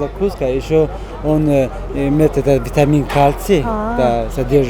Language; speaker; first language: Russian; non-native, fluent; Tajik